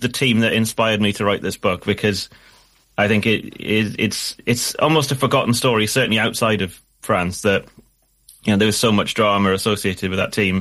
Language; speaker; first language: English; native; English